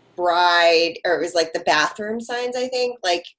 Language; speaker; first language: English; native; English